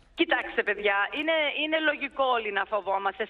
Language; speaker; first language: Greek; early bilingual, heritage; Greek